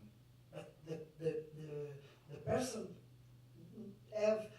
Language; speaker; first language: English; non-native, fluent; Portuguese